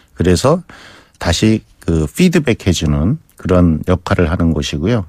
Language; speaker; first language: Korean; native; Korean